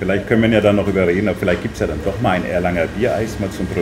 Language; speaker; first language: German; native; German